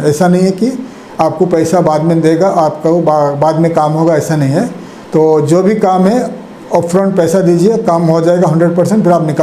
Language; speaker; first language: Hindi; non-native, local second language; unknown